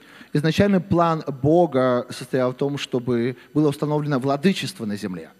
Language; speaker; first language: Russian; native; Russian